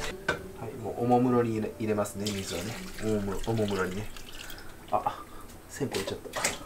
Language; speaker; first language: Japanese; native; Japanese